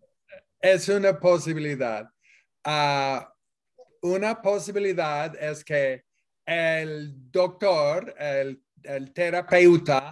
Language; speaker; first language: Spanish; non-native, fluent; English